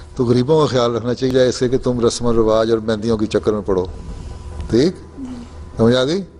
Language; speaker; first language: Urdu; native; Urdu